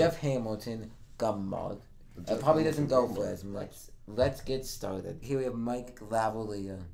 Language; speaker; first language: English; native; English